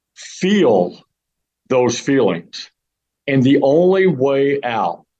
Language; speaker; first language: English; native; English